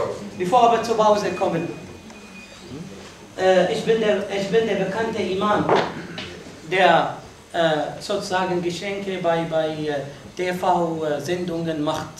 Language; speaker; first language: German; non-native, fluent; Arabic